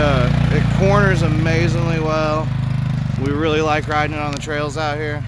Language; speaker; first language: English; native; English